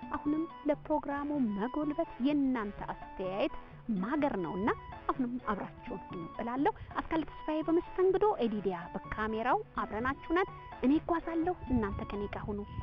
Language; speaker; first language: Amharic; native; Amharic